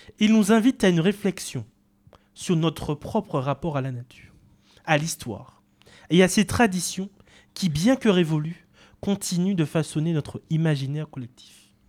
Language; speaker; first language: French; native; French